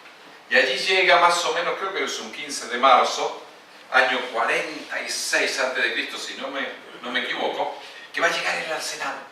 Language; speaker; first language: Spanish; native; Spanish